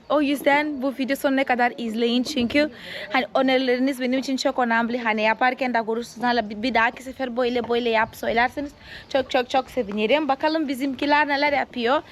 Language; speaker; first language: Turkish; non-native, fluent; Portuguese